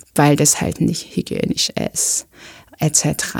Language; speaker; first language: German; non-native, fluent; Korean